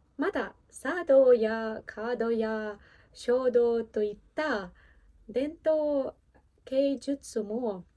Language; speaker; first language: Japanese; non-native, fluent; Ukrainian